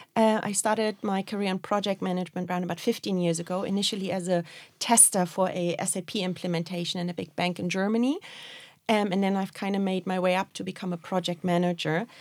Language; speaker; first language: English; non-native, fluent; German